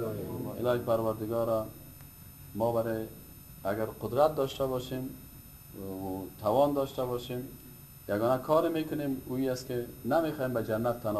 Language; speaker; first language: Persian; native; Persian